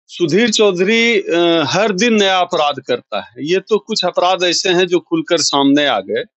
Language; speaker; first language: Hindi; native; Hindi